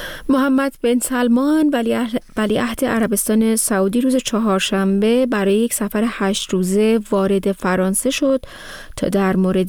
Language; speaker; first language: Persian; native; Persian